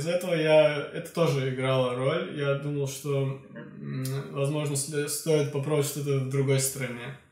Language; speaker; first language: Russian; non-native, local second language; Azerbaijani